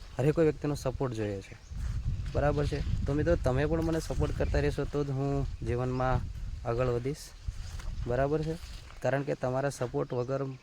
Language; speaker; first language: Gujarati; non-native, local second language; Bhili